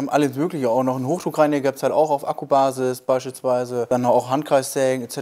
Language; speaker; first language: German; native; German